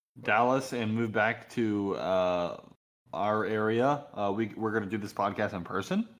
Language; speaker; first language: English; native; English